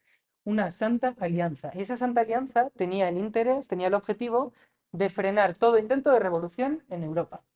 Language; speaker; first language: Spanish; native; Spanish